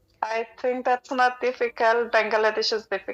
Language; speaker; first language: English; non-native, learner; Persian